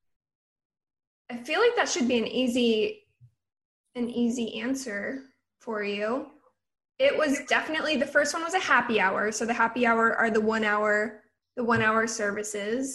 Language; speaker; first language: English; native; English